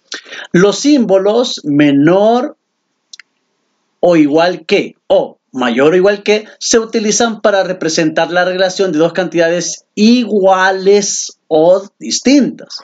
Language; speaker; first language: Spanish; native; Spanish